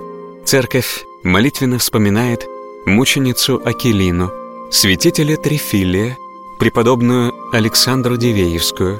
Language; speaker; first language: Russian; native; Russian